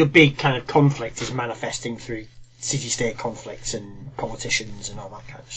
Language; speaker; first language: English; native; English